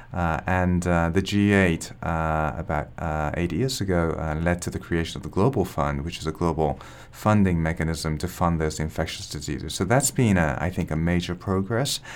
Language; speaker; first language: English; non-native, fluent; Japanese